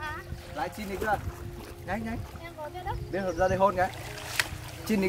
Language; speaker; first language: Chinese; non-native, learner; Vietnamese